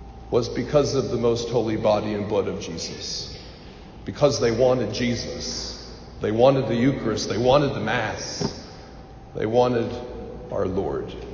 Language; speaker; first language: English; native; English